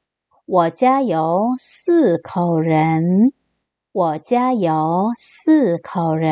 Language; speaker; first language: Chinese; non-native, fluent; Korean